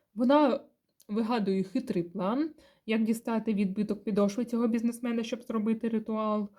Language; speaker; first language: Ukrainian; non-native, local second language; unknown